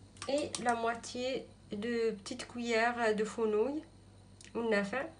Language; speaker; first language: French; non-native, local second language; Arabic